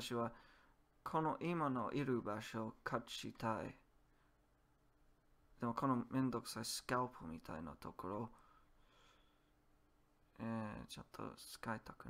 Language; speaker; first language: Japanese; non-native, learner; English